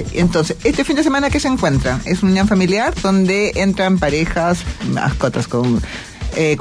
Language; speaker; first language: Spanish; native; Spanish